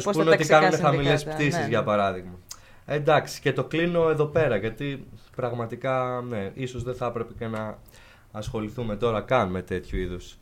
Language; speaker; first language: Greek; native; Greek